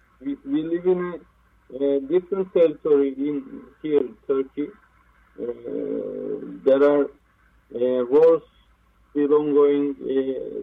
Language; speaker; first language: English; non-native, learner; Turkish